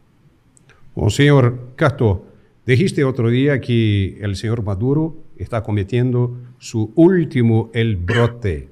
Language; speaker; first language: Spanish; non-native, fluent; Portuguese